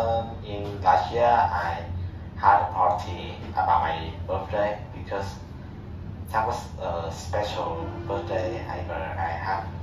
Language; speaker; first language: English; non-native, learner; Vietnamese